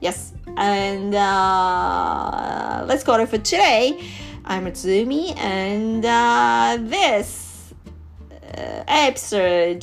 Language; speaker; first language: English; non-native, learner; Japanese